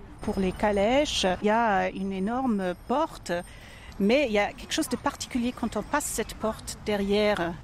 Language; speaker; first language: French; non-native, fluent; German